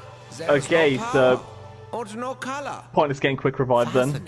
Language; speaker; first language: English; native; English